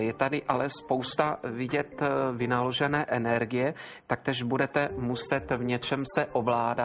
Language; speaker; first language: Czech; native; Czech